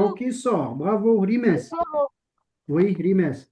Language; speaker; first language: French; non-native, local second language; Arabic